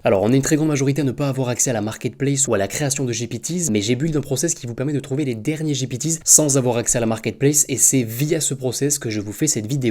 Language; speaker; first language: French; native; French